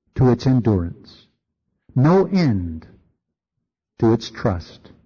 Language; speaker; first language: English; native; English